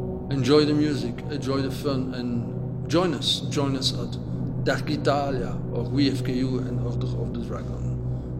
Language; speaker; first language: English; non-native, fluent; Dutch